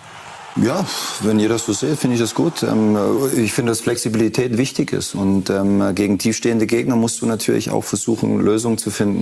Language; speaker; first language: German; native; German